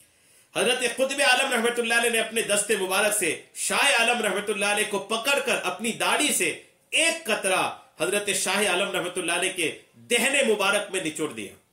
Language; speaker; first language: Urdu; native; Urdu